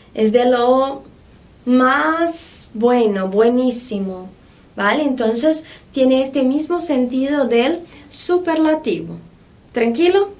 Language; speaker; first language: Spanish; non-native, fluent; Portuguese